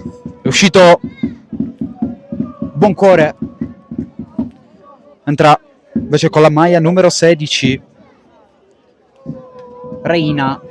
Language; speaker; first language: Italian; native; Italian